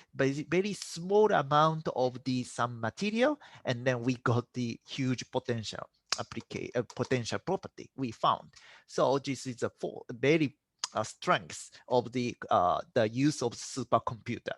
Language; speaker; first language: English; non-native, fluent; Japanese